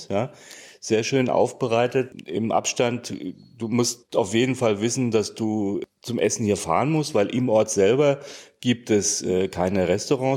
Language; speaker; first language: German; native; German